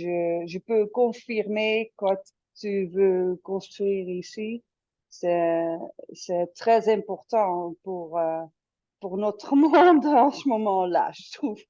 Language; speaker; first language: French; non-native, fluent; Dutch